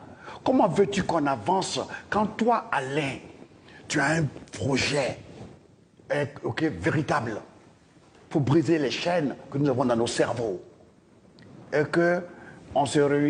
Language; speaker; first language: French; non-native, local second language; Dyula